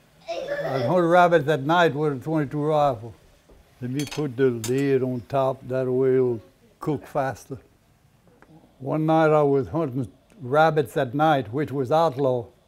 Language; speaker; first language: English; early bilingual, other home language; French